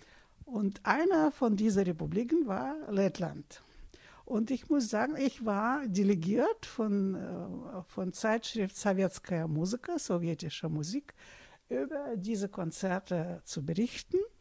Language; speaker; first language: German; non-native, fluent; Russian